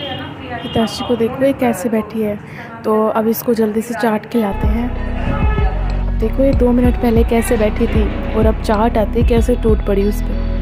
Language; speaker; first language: Hindi; native; Hindi